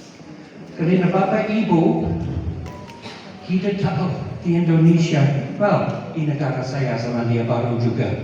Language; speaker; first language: Indonesian; non-native, fluent; English